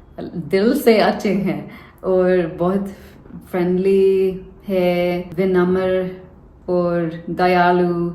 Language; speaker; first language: Hindi; non-native, learner; English